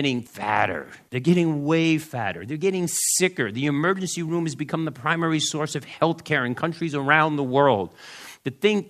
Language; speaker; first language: English; native; English